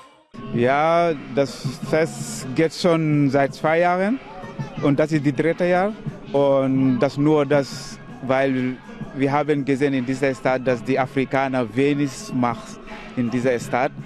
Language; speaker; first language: German; non-native, learner; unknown